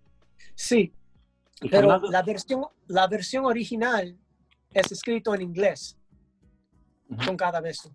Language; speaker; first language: Spanish; early bilingual, heritage; English